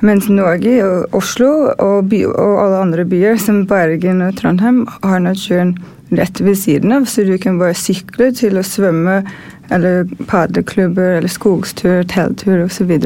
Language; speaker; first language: Norwegian; non-native, fluent; English